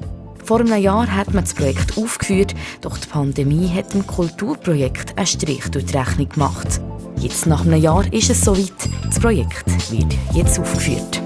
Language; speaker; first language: German; native; German